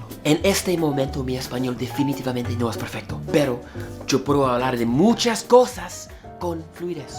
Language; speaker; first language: Spanish; non-native, fluent; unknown